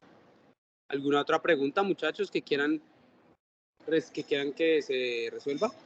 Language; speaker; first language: Spanish; native; Spanish